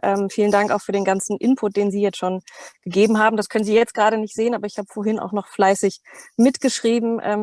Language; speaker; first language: German; native; German